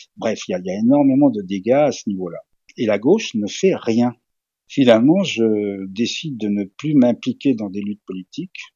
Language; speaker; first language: French; early bilingual, other home language; Serbian